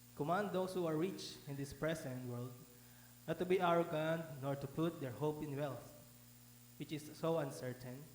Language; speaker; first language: English; non-native, local second language; Filipino